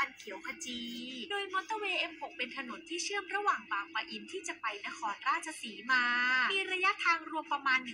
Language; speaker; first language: Thai; native; Thai